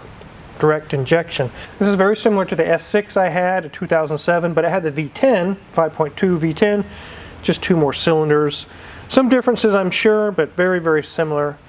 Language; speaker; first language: English; native; English